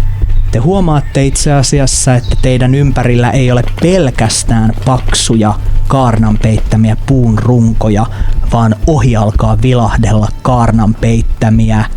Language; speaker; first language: Finnish; native; Finnish